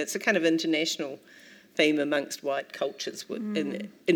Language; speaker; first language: English; native; English